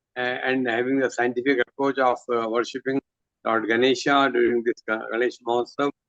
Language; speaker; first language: English; non-native, local second language; Hindi